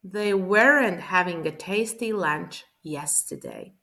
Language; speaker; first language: English; non-native, fluent; Latvian